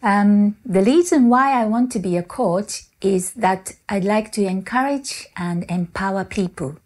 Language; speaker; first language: English; non-native, fluent; Japanese